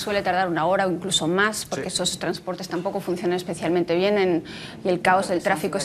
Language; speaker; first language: Spanish; native; Spanish